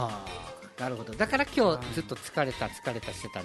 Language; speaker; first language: Japanese; native; Japanese